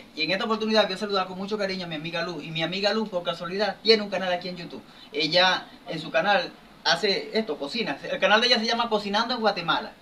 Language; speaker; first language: Spanish; native; Spanish